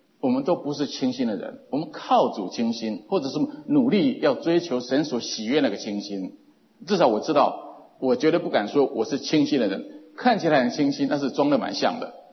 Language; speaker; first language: Chinese; native; Chinese